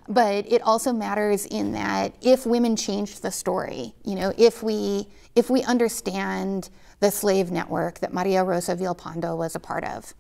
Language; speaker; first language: English; native; English